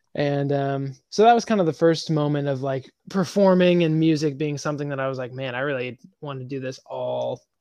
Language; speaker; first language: English; native; English